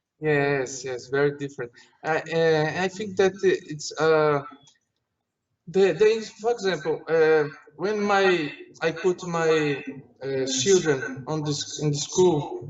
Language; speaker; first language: English; non-native, learner; Portuguese